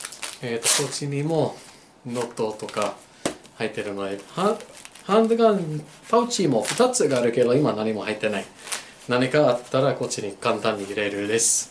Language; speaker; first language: Japanese; non-native, learner; English